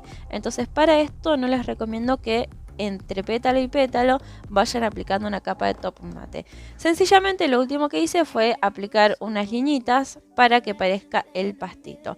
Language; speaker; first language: Spanish; native; Spanish